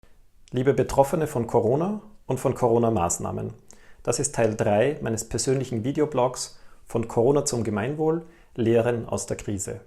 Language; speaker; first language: German; native; German